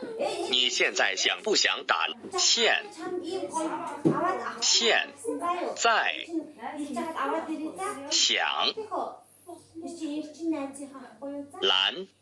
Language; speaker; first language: Chinese; non-native, learner; Mongolian